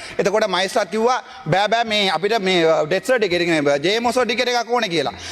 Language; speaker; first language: Sinhala; non-native, local second language; Tamil